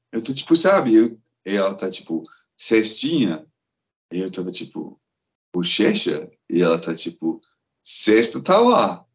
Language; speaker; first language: Portuguese; non-native, fluent; English